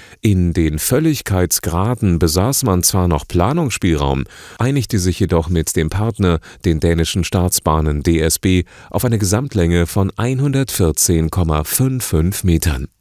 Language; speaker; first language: German; native; German